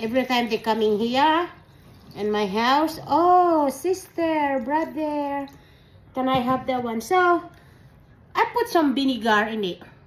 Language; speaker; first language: English; non-native, learner; Filipino